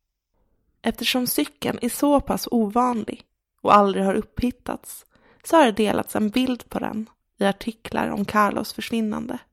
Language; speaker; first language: Swedish; native; Swedish